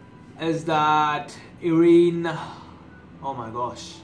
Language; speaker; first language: English; non-native, fluent; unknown